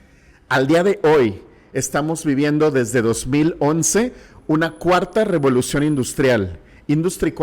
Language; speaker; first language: Spanish; native; Spanish